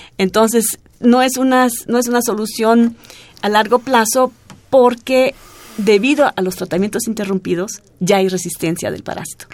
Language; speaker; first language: Spanish; non-native, fluent; German